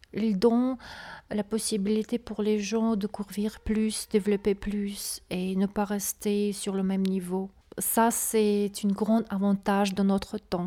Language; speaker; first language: French; non-native, learner; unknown